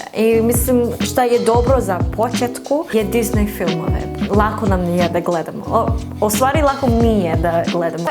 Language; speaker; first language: Croatian; non-native, learner; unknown